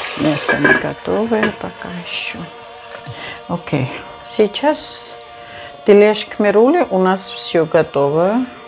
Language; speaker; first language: Russian; non-native, local second language; Georgian